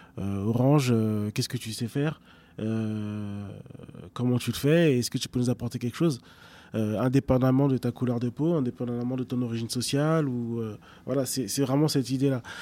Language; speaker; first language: French; early bilingual, other home language; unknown